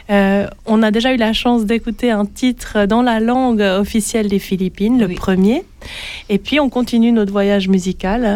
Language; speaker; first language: French; native; French